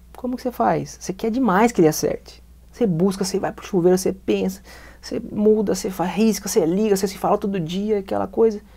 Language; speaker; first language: Portuguese; native; Portuguese